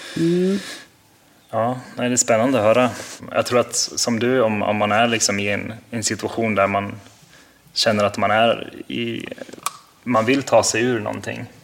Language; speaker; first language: Swedish; early bilingual, heritage; Swedish